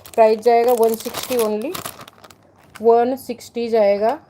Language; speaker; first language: Hindi; non-native, local second language; Marathi